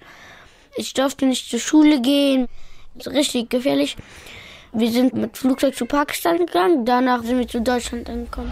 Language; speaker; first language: German; early bilingual, other home language; Pashto